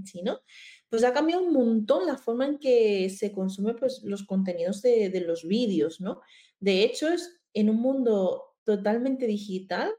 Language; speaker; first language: Spanish; early bilingual, other home language; Chinese